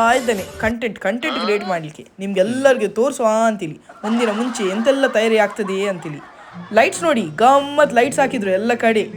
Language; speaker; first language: Kannada; native; Kannada